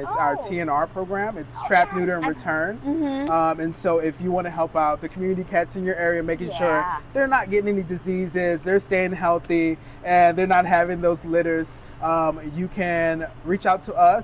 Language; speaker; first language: English; native; English